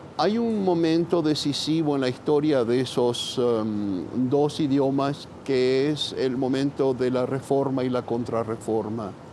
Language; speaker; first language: Spanish; early bilingual, other home language; English